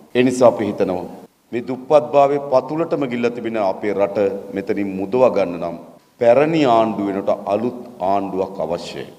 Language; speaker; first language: Sinhala; native; Sinhala